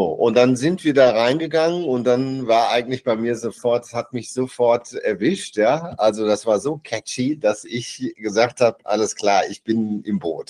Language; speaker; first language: German; native; German